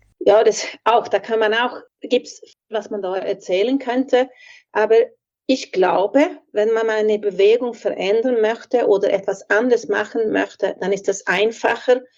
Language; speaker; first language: German; non-native, fluent; Swedish